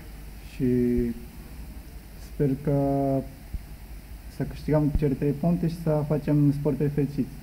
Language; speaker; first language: Romanian; non-native, learner; Japanese